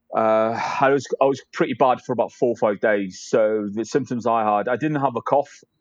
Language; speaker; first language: English; native; English